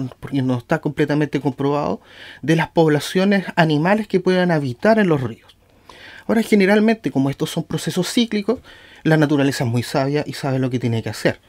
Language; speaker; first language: Spanish; native; Spanish